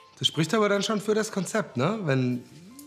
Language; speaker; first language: German; native; German